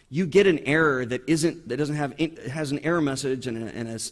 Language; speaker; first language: English; native; English